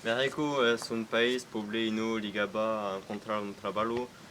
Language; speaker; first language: Spanish; non-native, learner; French